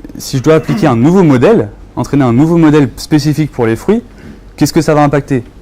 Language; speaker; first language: French; native; French